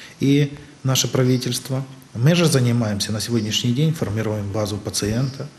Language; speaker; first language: Russian; native; Russian